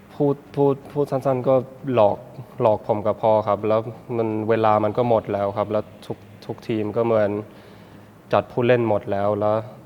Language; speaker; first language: Thai; early bilingual, heritage; Thai